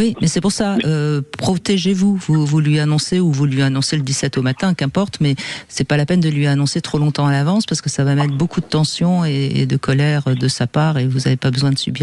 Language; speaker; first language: French; native; French